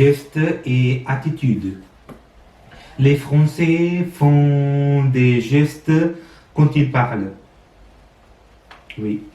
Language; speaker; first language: French; non-native, learner; Sinhala